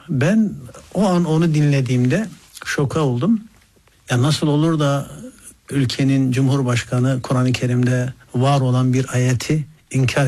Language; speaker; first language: Turkish; native; Turkish